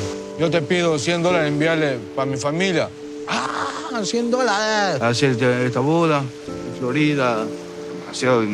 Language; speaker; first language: Spanish; native; Spanish